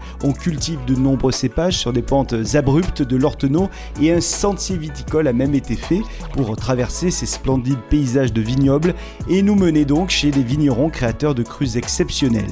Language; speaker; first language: French; native; French